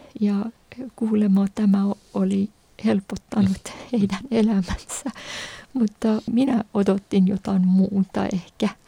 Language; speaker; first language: Finnish; non-native, fluent; Persian